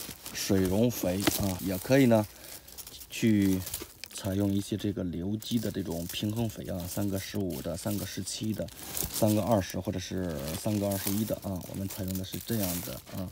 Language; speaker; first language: Chinese; native; Chinese